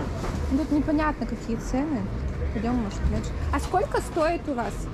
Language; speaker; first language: Russian; native; Russian